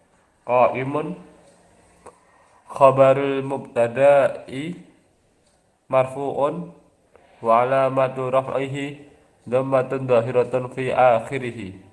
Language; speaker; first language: Arabic; non-native, learner; Indonesian